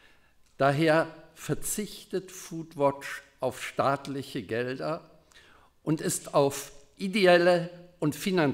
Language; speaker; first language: German; native; German